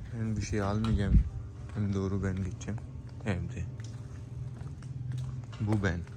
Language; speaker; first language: Turkish; non-native, learner; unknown